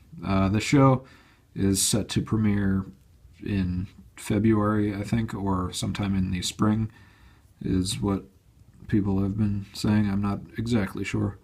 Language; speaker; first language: English; native; English